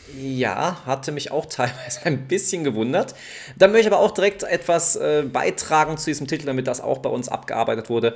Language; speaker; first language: German; native; German